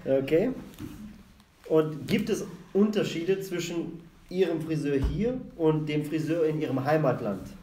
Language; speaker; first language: German; non-native, fluent; Arabic